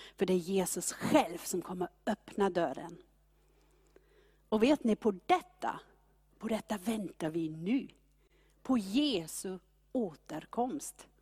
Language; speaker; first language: Swedish; non-native, fluent; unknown